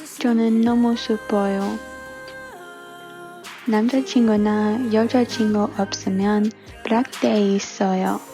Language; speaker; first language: Korean; non-native, learner; English